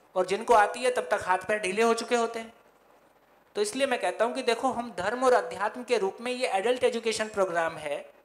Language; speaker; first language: Hindi; native; Hindi